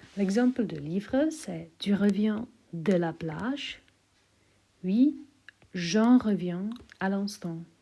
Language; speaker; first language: French; non-native, fluent; Czech